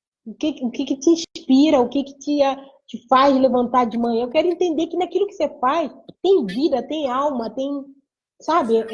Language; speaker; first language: Portuguese; non-native, local second language; Kabuverdianu